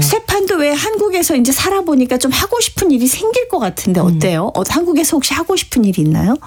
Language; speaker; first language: Korean; native; Korean